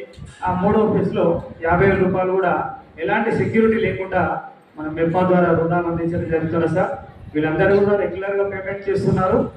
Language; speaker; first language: Telugu; native; Telugu